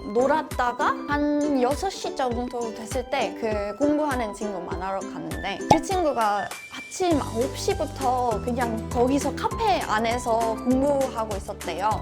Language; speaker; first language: Korean; non-native, fluent; English